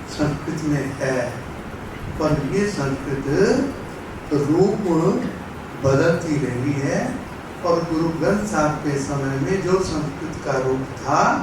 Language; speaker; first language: Hindi; non-native, local second language; Punjabi